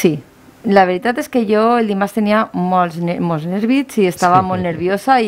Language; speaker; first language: Catalan; non-native, local second language; Spanish